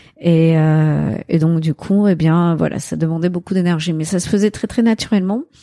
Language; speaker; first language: French; native; French